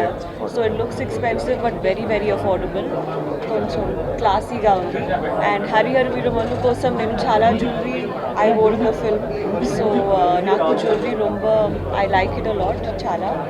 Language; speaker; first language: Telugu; non-native, learner; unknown